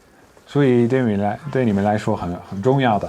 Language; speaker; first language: Chinese; non-native, fluent; Dutch